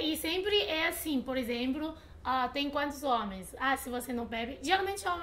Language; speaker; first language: Portuguese; non-native, fluent; Chinese